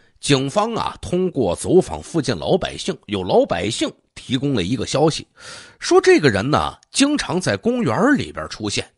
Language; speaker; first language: Chinese; native; Chinese